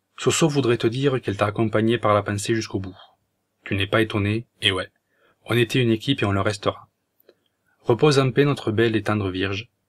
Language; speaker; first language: French; native; French